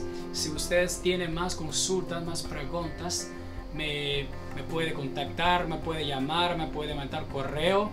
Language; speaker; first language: Spanish; non-native, learner; Chinese